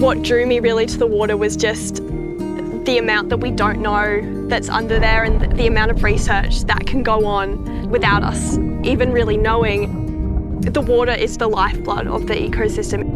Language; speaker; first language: English; native; English